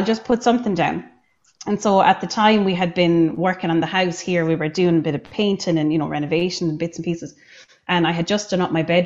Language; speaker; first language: English; native; English